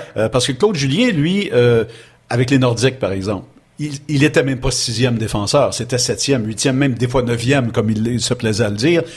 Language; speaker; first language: French; native; French